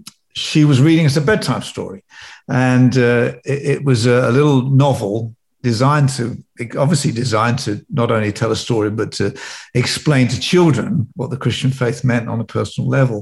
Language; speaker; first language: English; native; English